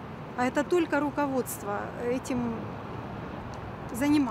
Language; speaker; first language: Russian; native; Russian